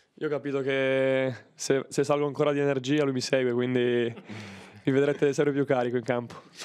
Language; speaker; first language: Italian; native; Italian